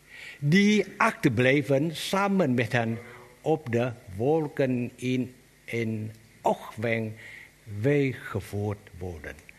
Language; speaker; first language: Dutch; non-native, learner; Vietnamese